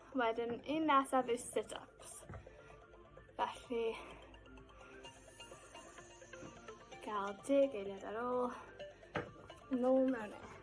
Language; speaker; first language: Welsh; non-native, local second language; English